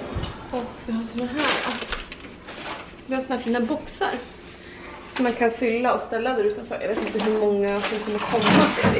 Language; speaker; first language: Swedish; native; Swedish